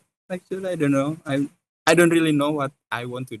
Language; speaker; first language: English; non-native, fluent; Indonesian